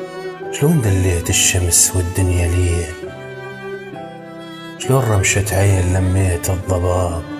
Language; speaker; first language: Arabic; native; Arabic